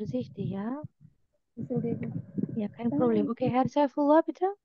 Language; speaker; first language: German; non-native, fluent; Indonesian